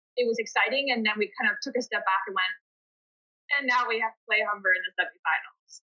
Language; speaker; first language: English; native; English